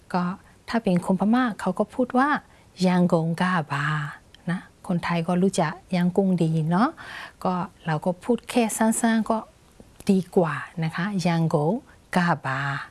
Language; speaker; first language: Thai; native; Thai